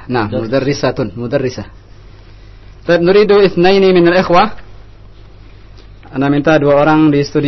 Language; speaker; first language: Arabic; non-native, fluent; Indonesian